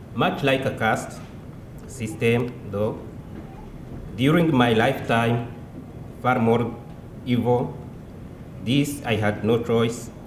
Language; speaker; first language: English; non-native, local second language; Kinyarwanda